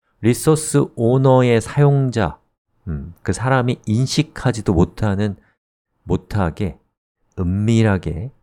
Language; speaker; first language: Korean; native; Korean